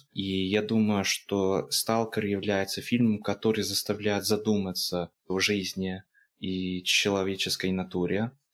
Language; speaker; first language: Russian; non-native, fluent; English